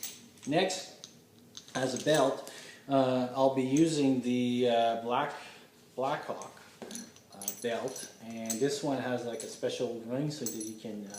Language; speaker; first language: English; non-native, fluent; French